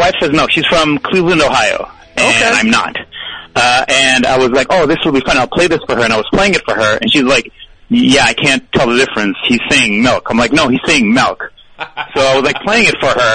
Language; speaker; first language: English; non-native, fluent; Papiamento